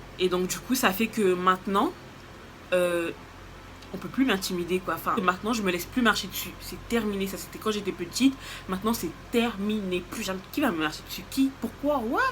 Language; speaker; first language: French; native; French